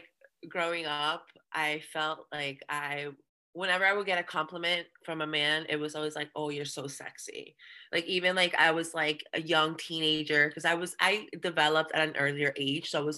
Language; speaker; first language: English; early bilingual, other home language; Spanish